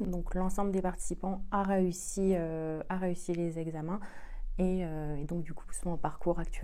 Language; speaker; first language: French; native; French